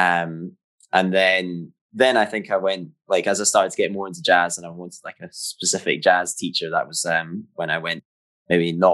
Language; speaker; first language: English; native; English